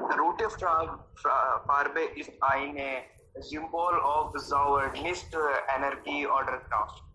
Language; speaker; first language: German; non-native, learner; Hindi